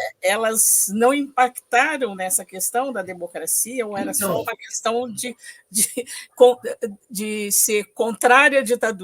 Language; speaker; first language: Portuguese; native; Portuguese